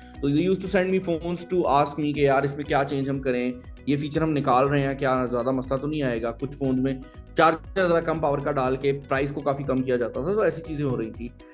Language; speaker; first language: Urdu; non-native, local second language; Punjabi